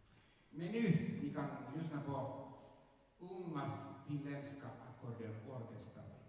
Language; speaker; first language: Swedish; non-native, local second language; Finnish